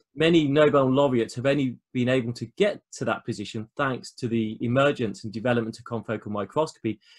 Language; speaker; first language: English; native; English